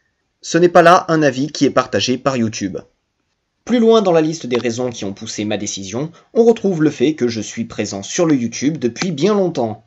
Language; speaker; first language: French; native; French